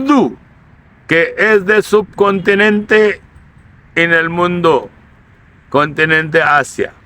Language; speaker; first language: Spanish; non-native, fluent; Urdu